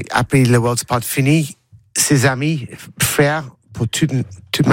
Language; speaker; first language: French; non-native, learner; English